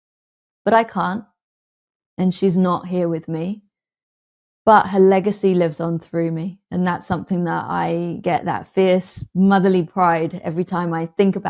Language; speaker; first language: English; native; English